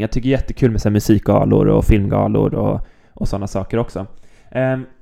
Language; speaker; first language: Swedish; native; Swedish